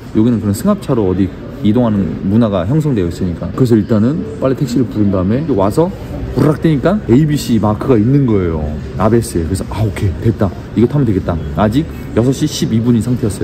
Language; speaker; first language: Korean; native; Korean